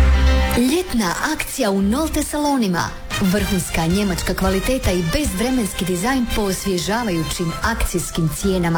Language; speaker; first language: Serbian; native; Serbian